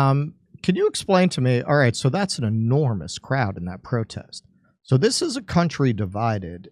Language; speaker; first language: English; native; English